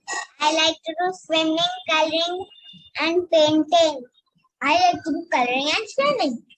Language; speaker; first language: English; non-native, learner; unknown